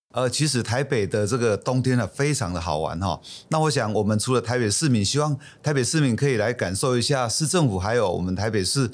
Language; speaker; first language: Chinese; native; Chinese